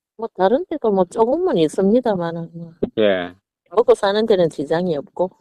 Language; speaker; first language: Korean; native; Korean